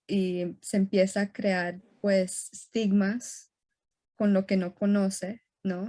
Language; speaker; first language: Spanish; early bilingual, heritage; Spanish